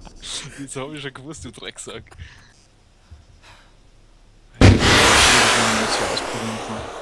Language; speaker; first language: German; native; German